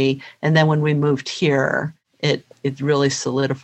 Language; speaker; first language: English; native; English